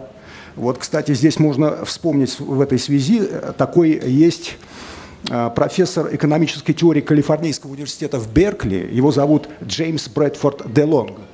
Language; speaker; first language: Russian; native; Russian